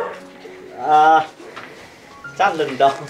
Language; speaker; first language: Vietnamese; non-native, local second language; Hmong